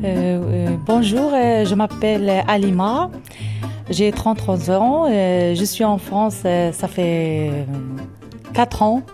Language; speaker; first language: French; non-native, learner; Arabic